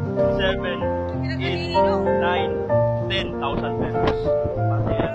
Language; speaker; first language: Filipino; non-native, local second language; Cebuano